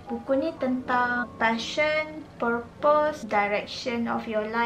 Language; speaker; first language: English; non-native, local second language; Malay